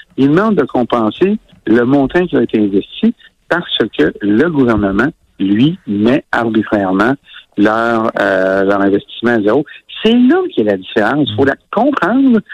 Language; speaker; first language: French; native; French